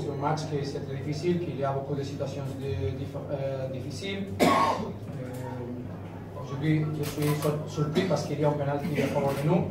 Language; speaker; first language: French; non-native, learner; Spanish